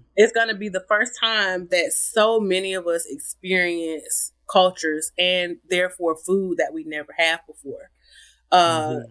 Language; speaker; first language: English; native; English